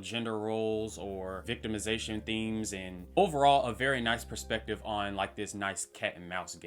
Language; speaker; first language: English; native; English